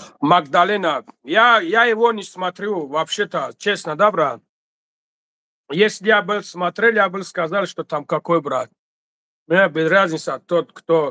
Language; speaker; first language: Russian; non-native, learner; Tajik